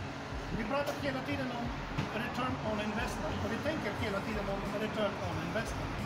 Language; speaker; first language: Swedish; non-native, fluent; Russian